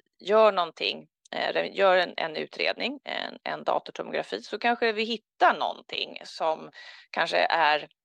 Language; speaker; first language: Swedish; native; Swedish